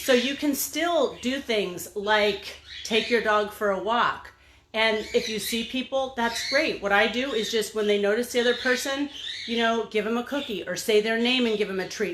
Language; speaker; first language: English; native; English